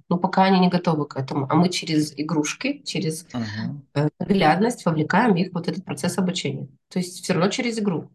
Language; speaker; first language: Russian; non-native, local second language; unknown